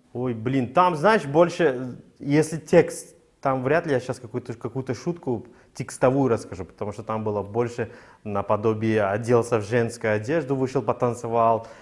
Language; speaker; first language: Russian; non-native, local second language; Tajik